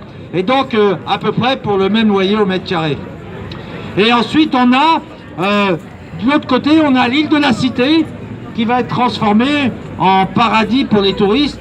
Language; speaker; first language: French; native; French